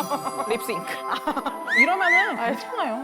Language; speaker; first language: Korean; native; Korean